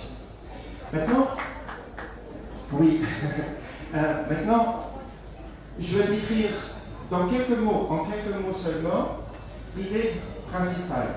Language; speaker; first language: French; non-native, fluent; German